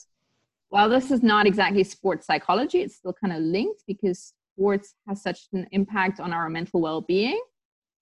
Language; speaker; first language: English; non-native, local second language; German